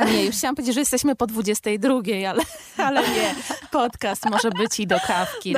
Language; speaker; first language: Polish; native; Polish